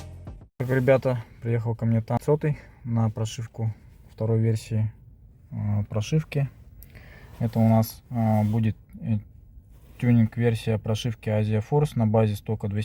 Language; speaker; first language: Russian; native; Russian